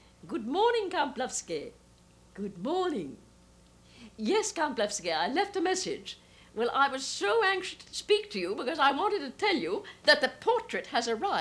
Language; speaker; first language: English; native; English